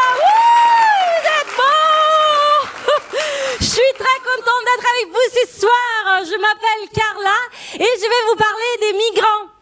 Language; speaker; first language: French; non-native, fluent; Italian